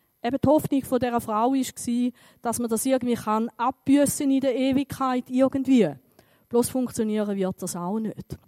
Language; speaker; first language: German; native; German